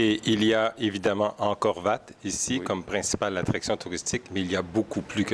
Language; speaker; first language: French; native; French